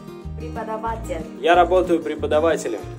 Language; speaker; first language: Russian; native; Russian